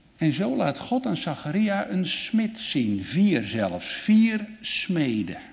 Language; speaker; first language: Dutch; native; Dutch